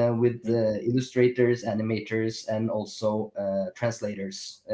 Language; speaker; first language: English; non-native, fluent; Norwegian